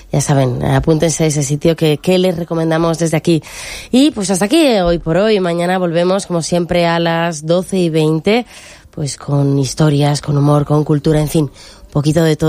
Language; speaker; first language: Spanish; native; Spanish